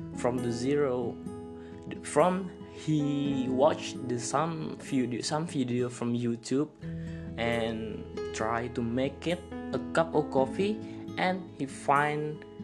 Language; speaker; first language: English; non-native, learner; Indonesian